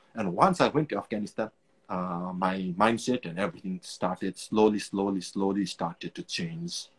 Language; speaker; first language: English; non-native, local second language; Nepali